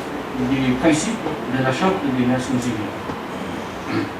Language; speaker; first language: French; non-native, learner; Vietnamese